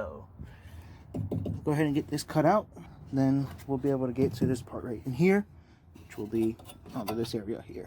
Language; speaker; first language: English; native; English